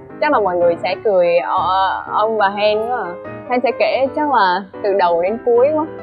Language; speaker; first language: Vietnamese; non-native, local second language; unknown